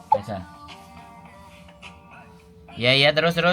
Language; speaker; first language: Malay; non-native, local second language; Javanese